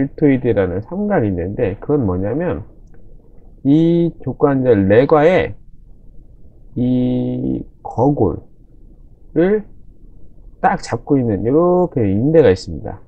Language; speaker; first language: Korean; native; Korean